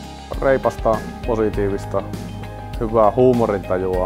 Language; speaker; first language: Finnish; native; Finnish